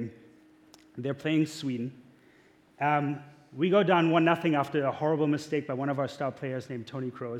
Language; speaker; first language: English; non-native, fluent; German